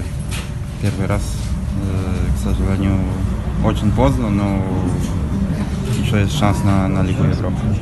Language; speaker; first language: Russian; non-native, fluent; Polish